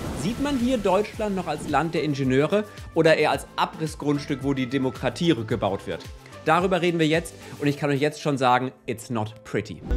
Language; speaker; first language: German; native; German